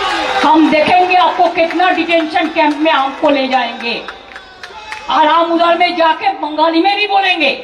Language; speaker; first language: Hindi; non-native, local second language; Bangla